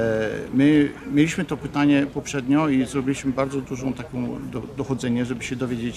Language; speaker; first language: Polish; early bilingual, heritage; Polish